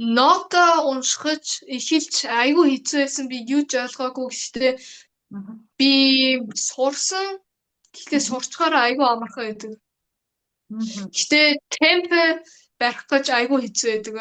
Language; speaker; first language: Mongolian; early bilingual, heritage; Mongolian